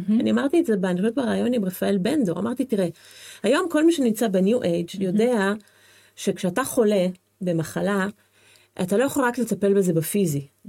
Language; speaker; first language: Hebrew; non-native, fluent; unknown